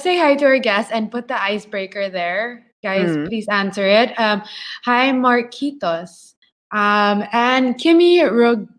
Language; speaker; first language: English; non-native, local second language; Filipino